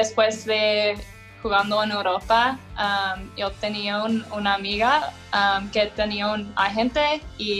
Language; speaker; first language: Spanish; non-native, learner; English